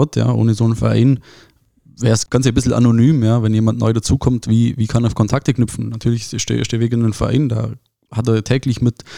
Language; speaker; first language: German; native; German